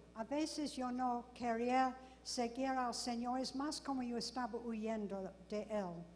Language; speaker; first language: Spanish; non-native, fluent; English